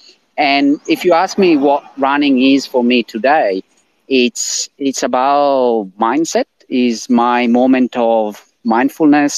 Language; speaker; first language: English; non-native, fluent; Italian